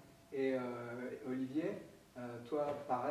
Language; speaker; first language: French; native; French